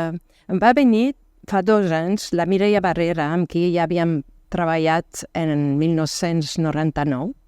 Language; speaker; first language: Catalan; non-native, fluent; French